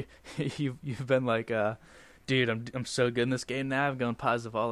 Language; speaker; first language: English; native; English